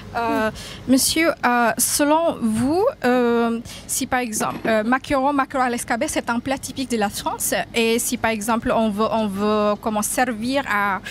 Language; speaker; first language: French; non-native, fluent; Indonesian